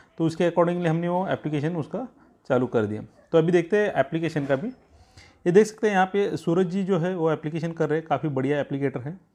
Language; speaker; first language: Hindi; non-native, local second language; Marathi